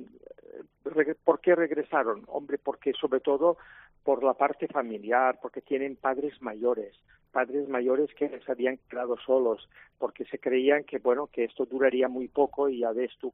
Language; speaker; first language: Spanish; non-native, local second language; Catalan